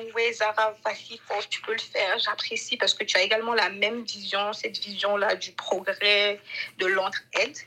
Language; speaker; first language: French; non-native, local second language; Bambara